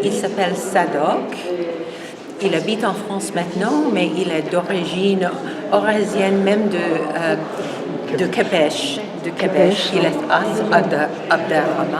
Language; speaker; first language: French; non-native, fluent; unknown